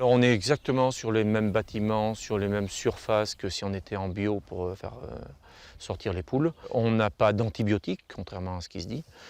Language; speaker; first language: French; native; French